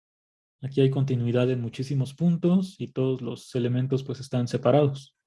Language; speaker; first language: Spanish; native; Spanish